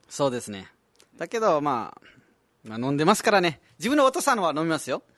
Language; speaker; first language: Japanese; non-native, fluent; Nepali